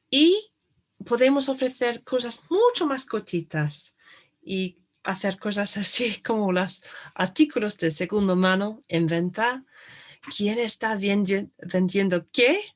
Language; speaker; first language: Spanish; non-native, fluent; English